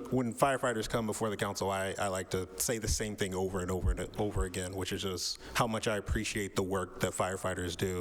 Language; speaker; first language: English; native; English